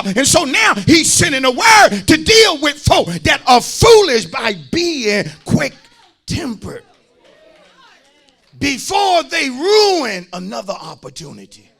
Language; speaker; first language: English; native; English